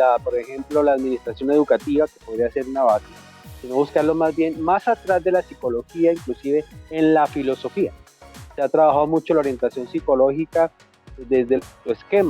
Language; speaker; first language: Spanish; native; Spanish